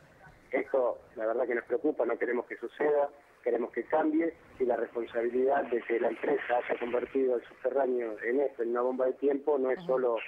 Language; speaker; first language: Spanish; native; Spanish